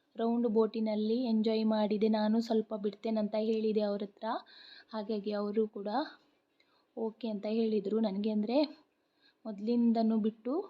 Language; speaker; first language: Kannada; non-native, local second language; Konkani